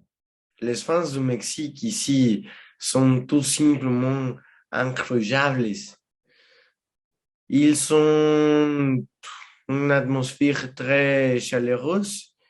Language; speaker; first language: French; non-native, learner; Spanish